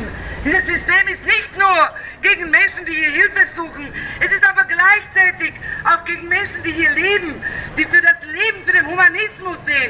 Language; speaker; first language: German; non-native, fluent; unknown